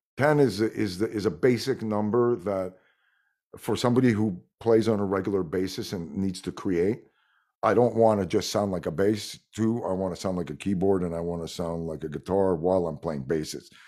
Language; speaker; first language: English; non-native, fluent; French